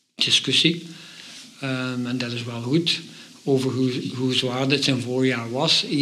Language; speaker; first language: Dutch; non-native, fluent; English